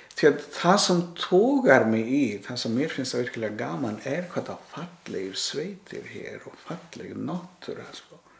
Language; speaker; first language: Icelandic; non-native, fluent; Marathi